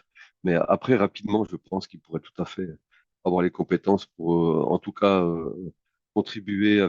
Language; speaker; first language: French; native; French